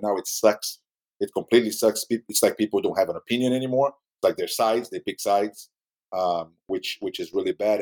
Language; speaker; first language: English; non-native, fluent; Portuguese